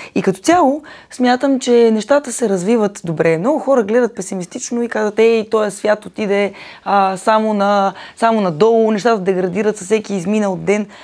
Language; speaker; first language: Bulgarian; native; Bulgarian